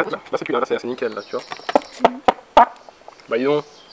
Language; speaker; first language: French; native; French